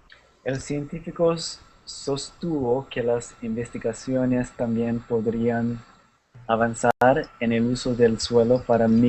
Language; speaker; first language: Spanish; non-native, learner; English